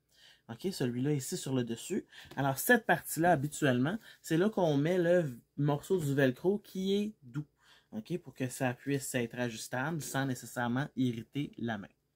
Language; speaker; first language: French; native; French